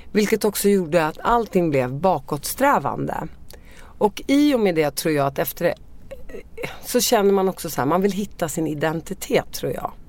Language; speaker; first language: Swedish; early bilingual, other home language; Arabic